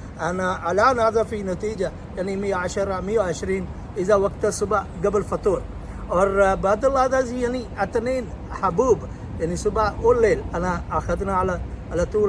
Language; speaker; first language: Arabic; non-native, learner; Urdu